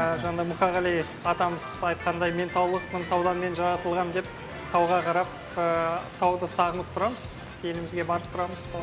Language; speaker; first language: Kazakh; native; Kazakh